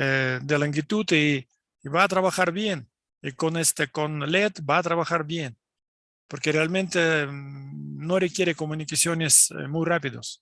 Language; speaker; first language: Spanish; non-native, fluent; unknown